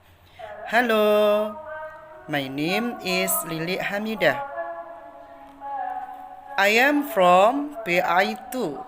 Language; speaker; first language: English; non-native, learner; Indonesian